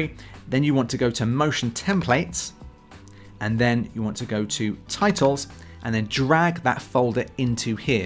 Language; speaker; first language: English; native; English